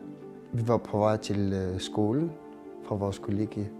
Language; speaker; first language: Danish; non-native, local second language; Kalaallisut